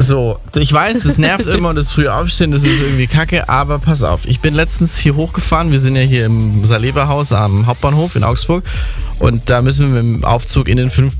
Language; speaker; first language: German; native; German